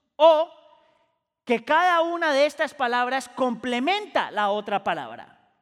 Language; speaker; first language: Spanish; native; Spanish